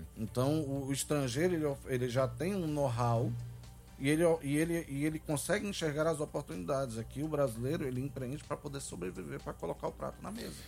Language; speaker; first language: Portuguese; native; Portuguese